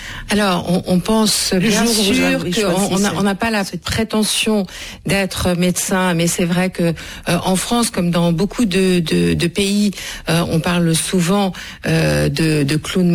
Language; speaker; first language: French; native; French